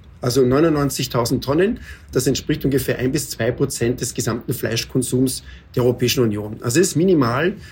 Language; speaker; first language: German; native; German